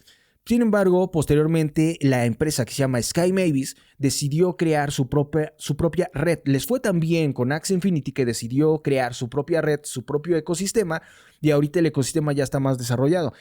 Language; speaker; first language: Spanish; native; Spanish